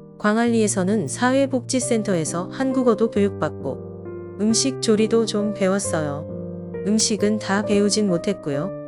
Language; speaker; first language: Korean; non-native, fluent; Vietnamese